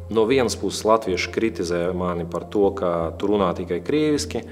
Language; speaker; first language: Latvian; non-native, local second language; Russian